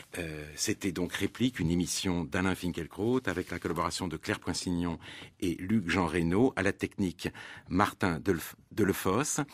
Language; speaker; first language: French; native; French